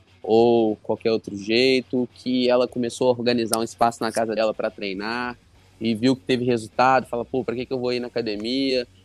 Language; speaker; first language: Portuguese; native; Portuguese